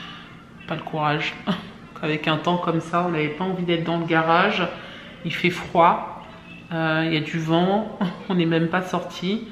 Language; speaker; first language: French; native; French